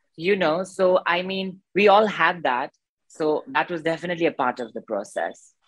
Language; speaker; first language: English; non-native, local second language; Nepali